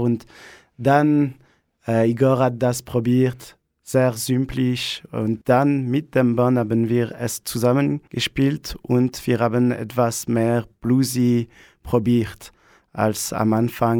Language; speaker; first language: German; non-native, learner; Italian